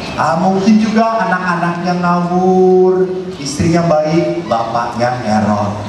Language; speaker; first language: Indonesian; non-native, local second language; Javanese